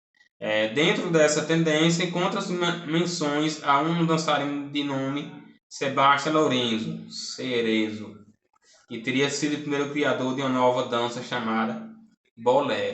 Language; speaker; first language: Portuguese; native; Portuguese